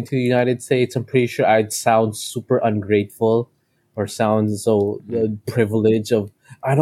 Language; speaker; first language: English; non-native, local second language; Cebuano